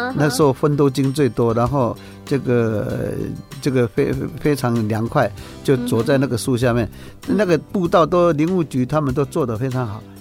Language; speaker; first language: Chinese; native; Chinese